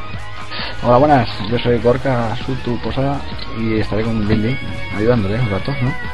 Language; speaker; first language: Spanish; native; Spanish